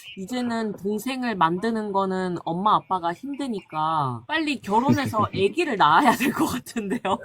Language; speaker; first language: Korean; native; Korean